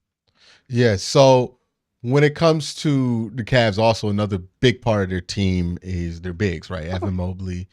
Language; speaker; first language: English; native; English